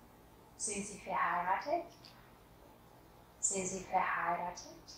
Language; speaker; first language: German; non-native, fluent; Vietnamese